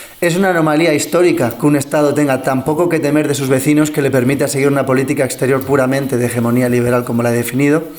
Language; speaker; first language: Spanish; early bilingual, other home language; English